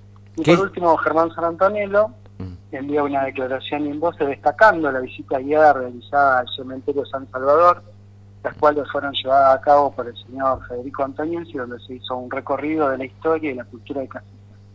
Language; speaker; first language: Spanish; native; Spanish